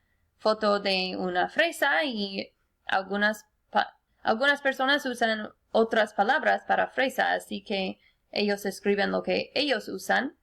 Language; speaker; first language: Spanish; non-native, fluent; English